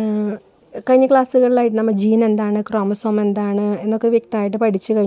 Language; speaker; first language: Malayalam; native; Malayalam